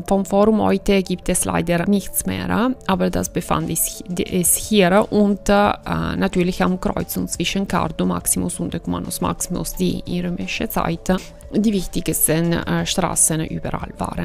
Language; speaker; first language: German; non-native, fluent; Italian